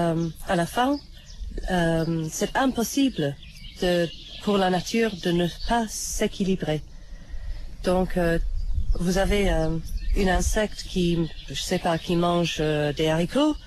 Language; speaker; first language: French; non-native, fluent; English